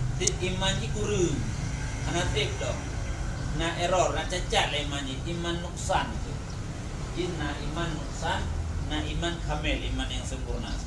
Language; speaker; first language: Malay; non-native, local second language; Achinese